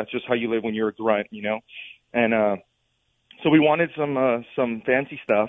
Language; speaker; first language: English; native; English